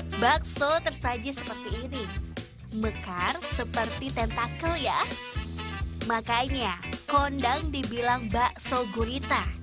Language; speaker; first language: Indonesian; native; Indonesian